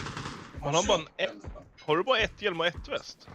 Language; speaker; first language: Swedish; native; Swedish